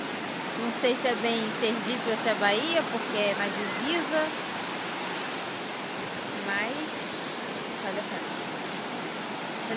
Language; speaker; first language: Portuguese; native; Portuguese